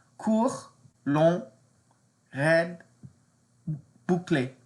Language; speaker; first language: French; non-native, fluent; English